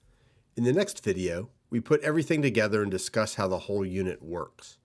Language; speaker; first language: English; native; English